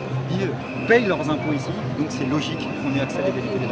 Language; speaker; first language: French; native; French